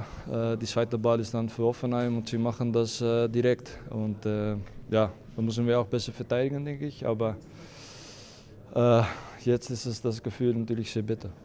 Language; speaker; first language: German; non-native, fluent; Dutch